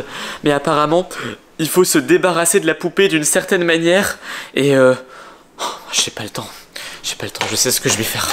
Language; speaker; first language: French; native; French